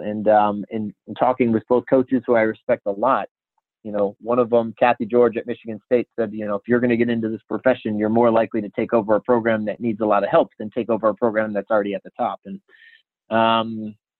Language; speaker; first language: English; native; English